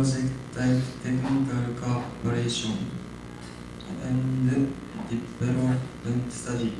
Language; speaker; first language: English; non-native, learner; Japanese